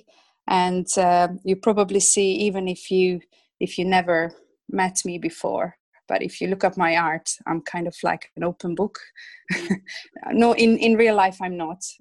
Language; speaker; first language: English; non-native, fluent; Hungarian